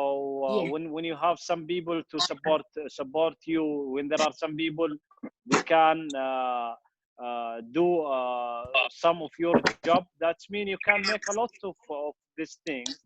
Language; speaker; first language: English; non-native, fluent; Arabic